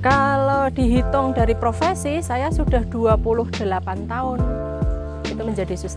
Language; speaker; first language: Indonesian; non-native, local second language; Javanese